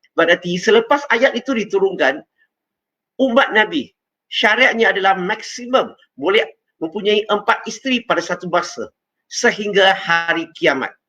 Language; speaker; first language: Malay; non-native, local second language; Chinese